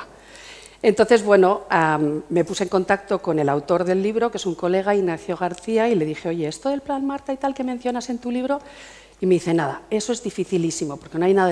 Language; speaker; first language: Spanish; native; Spanish